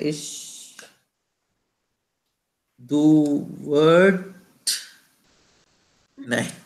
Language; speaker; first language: German; non-native, learner; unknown